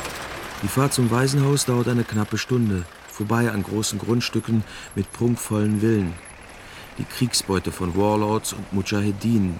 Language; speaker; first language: German; native; German